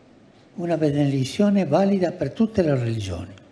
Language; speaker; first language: Italian; non-native, fluent; Spanish